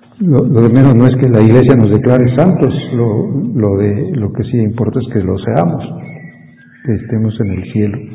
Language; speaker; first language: Spanish; native; Spanish